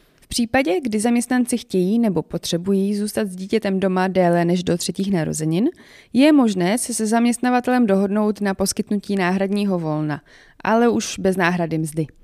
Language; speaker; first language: Czech; native; Czech